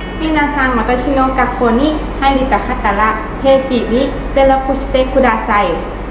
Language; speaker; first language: Japanese; non-native, learner; Thai